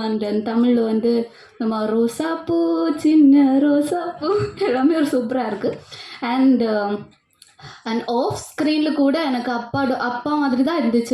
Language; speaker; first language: Tamil; non-native, learner; Malayalam